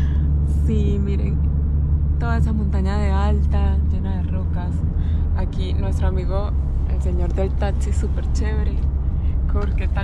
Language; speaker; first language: Spanish; native; Spanish